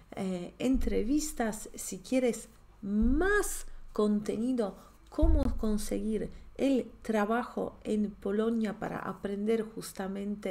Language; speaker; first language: Spanish; non-native, fluent; Polish